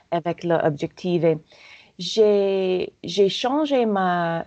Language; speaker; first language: French; non-native, learner; English